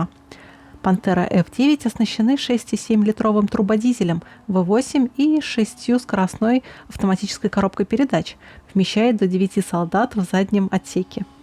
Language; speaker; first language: Russian; native; Russian